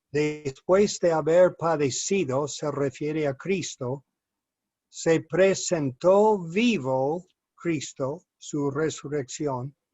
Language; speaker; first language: Spanish; non-native, fluent; English